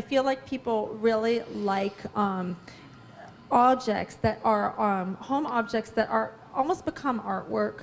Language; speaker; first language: English; native; English